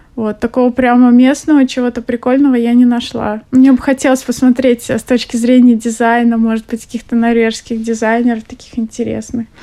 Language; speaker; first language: Russian; native; Russian